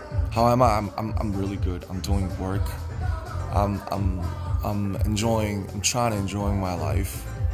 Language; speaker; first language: English; non-native, fluent; Korean